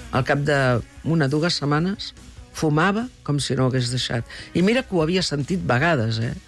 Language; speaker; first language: Catalan; early bilingual, heritage; Catalan